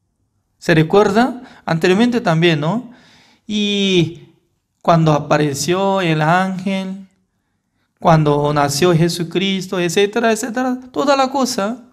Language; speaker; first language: Spanish; non-native, fluent; Korean